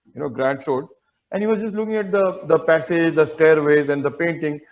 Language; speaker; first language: English; non-native, local second language; Hindi